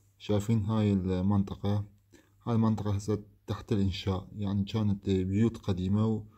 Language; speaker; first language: Arabic; native; Arabic